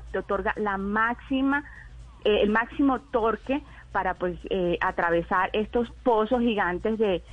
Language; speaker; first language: Spanish; native; Spanish